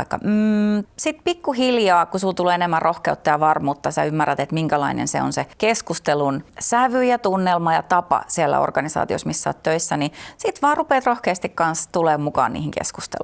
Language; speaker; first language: Finnish; native; Finnish